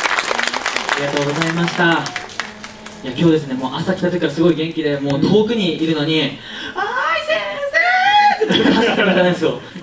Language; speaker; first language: Japanese; native; Japanese